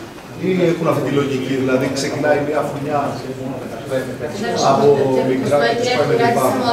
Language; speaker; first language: Greek; native; Greek